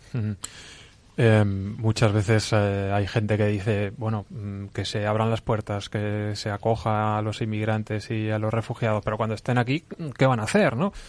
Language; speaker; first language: Spanish; native; Spanish